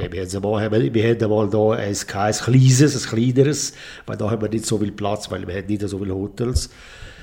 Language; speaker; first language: German; native; German